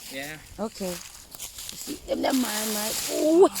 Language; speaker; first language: Danish; non-native, learner; Thai